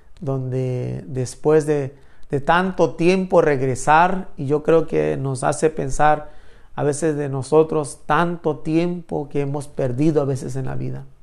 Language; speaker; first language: Spanish; native; Spanish